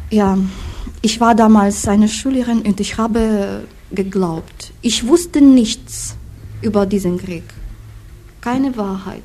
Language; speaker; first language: German; non-native, fluent; Russian